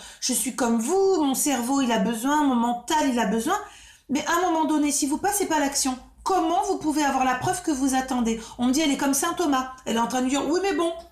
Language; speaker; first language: French; native; French